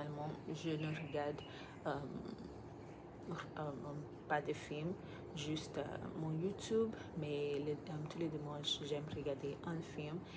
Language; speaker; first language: French; non-native, learner; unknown